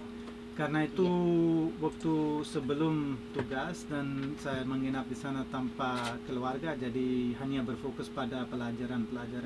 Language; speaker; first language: Indonesian; non-native, fluent; English